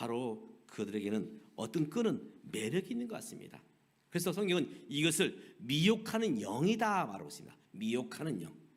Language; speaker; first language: Korean; native; Korean